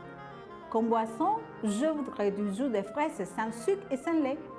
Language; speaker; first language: French; non-native, fluent; Spanish